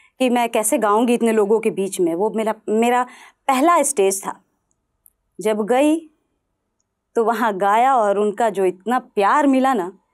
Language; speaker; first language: Hindi; non-native, local second language; Bhojpuri